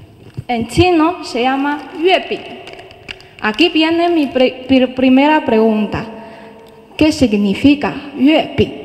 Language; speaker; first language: Spanish; non-native, fluent; Chinese